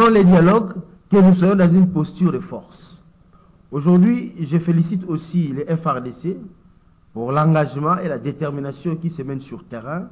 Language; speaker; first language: French; non-native, local second language; Lingala